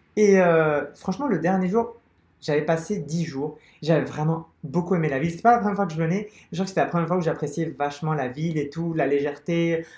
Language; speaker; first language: French; non-native, local second language; Arabic